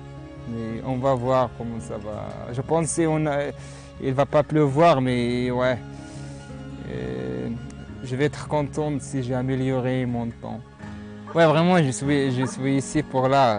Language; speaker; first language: French; non-native, learner; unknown